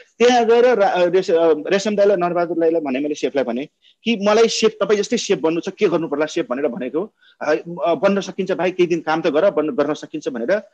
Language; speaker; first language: Nepali; non-native, local second language; Maithili